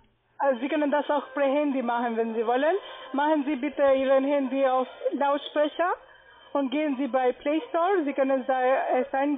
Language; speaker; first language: German; non-native, fluent; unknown